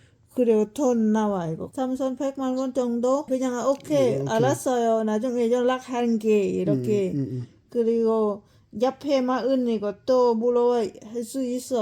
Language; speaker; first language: Korean; non-native, learner; Lao